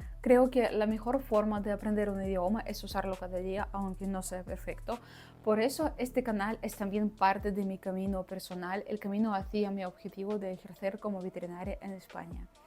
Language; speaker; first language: Spanish; non-native, fluent; Russian